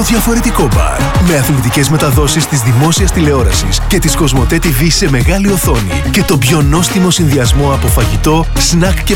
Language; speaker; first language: Greek; native; Greek